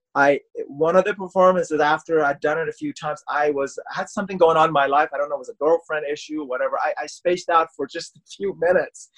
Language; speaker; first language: English; non-native, fluent; Persian